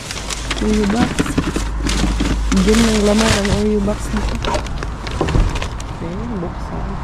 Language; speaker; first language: Filipino; non-native, local second language; Cebuano